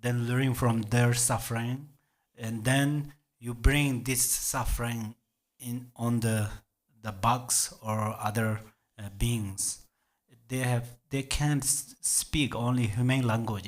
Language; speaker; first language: English; non-native, learner; Tibetan